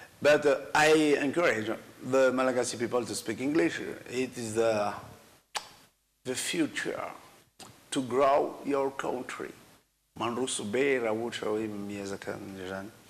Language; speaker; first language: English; non-native, learner; Malagasy